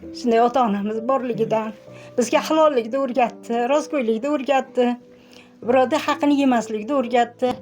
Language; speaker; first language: Uzbek; native; Uzbek